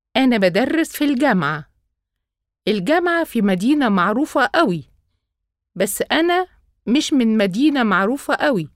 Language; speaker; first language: Arabic; non-native, fluent; Italian